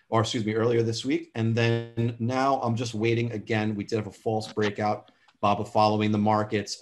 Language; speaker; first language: English; native; English